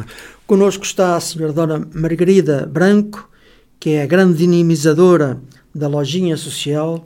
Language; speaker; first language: Portuguese; native; Portuguese